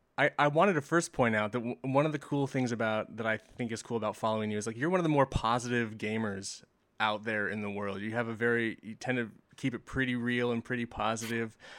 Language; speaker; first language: English; native; English